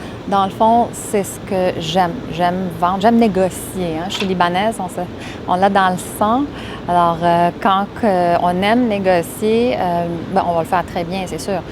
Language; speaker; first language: French; early bilingual, other home language; Arabic